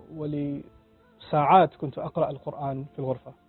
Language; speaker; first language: Arabic; non-native, fluent; Urdu